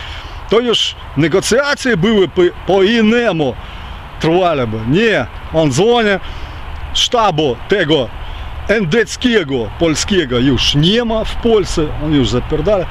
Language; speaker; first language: Polish; early bilingual, heritage; Ukrainian